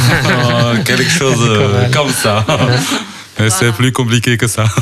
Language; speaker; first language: French; non-native, fluent; Chinese